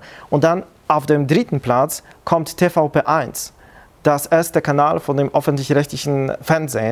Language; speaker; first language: German; non-native, fluent; Polish